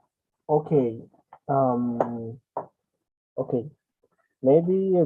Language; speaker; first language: English; non-native, learner; Spanish